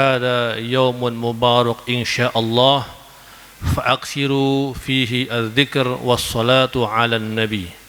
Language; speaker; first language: Arabic; non-native, fluent; Indonesian